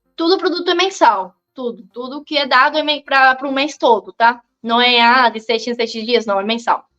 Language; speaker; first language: Portuguese; non-native, fluent; Spanish